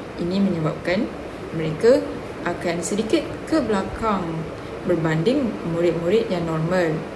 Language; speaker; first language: Malay; native; Malay